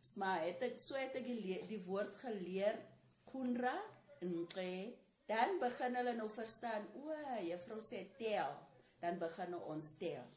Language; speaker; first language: Afrikaans; non-native, local second language; Tswana